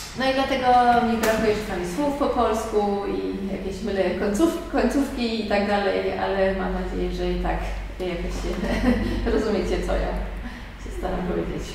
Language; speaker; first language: Polish; early bilingual, heritage; Polish